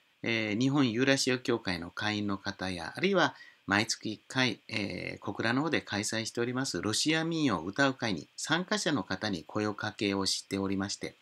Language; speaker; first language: Japanese; native; Japanese